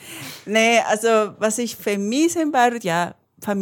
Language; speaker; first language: German; non-native, learner; Spanish